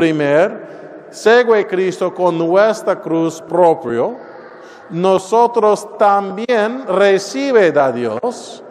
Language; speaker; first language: Spanish; non-native, learner; English